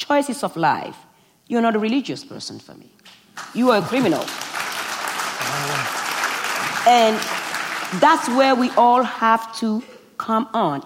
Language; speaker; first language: English; non-native, fluent; Fon